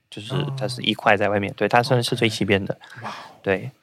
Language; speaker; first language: Chinese; non-native, fluent; Russian